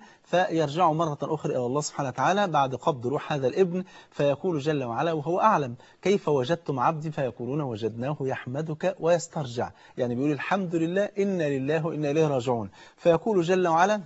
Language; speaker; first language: Arabic; native; Arabic